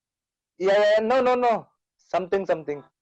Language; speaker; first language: English; non-native, learner; Hindi